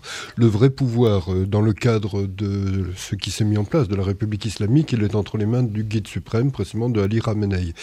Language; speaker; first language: French; native; French